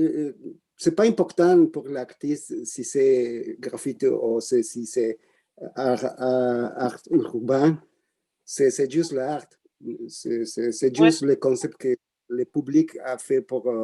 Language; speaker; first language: French; non-native, learner; Spanish